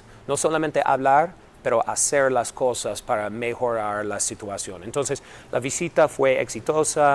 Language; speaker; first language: Spanish; non-native, fluent; English